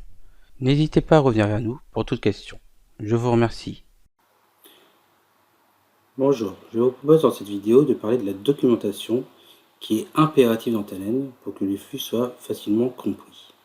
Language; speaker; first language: French; native; French